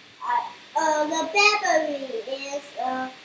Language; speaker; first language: English; non-native, learner; Chinese